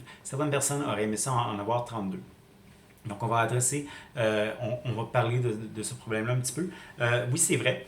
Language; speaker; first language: French; native; French